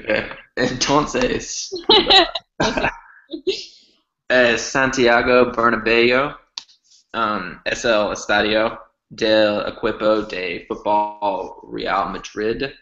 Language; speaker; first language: Spanish; non-native, learner; English